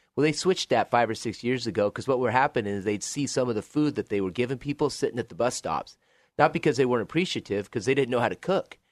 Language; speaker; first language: English; native; English